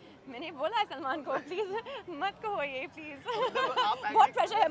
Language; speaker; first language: Hindi; non-native, learner; English